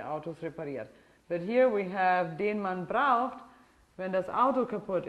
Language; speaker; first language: German; non-native, fluent; English